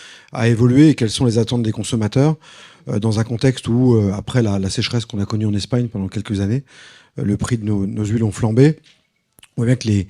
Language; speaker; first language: French; native; French